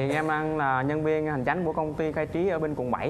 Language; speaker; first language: Vietnamese; native; Vietnamese